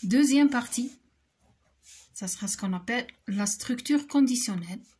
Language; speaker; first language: French; non-native, local second language; Arabic